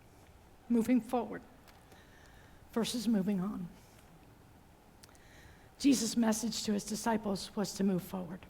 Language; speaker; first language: English; native; English